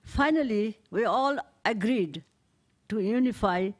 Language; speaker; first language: English; non-native, local second language; Nepali